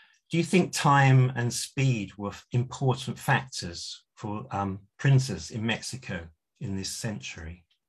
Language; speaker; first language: English; native; English